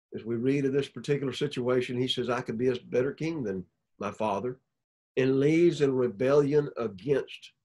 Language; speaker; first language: English; native; English